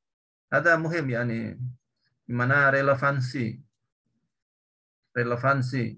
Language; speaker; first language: Arabic; non-native, learner; Indonesian